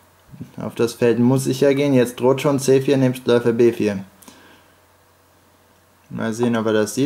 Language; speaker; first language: German; native; German